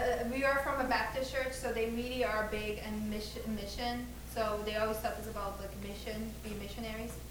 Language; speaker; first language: English; non-native, fluent; Portuguese